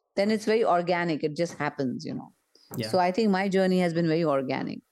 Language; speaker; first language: English; non-native, local second language; Marathi